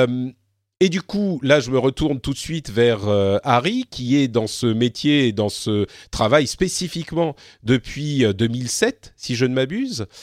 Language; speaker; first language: French; native; French